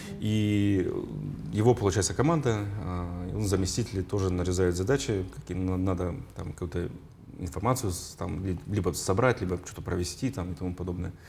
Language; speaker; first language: Russian; non-native, local second language; Yakut